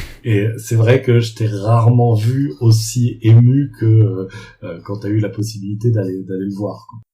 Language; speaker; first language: French; native; French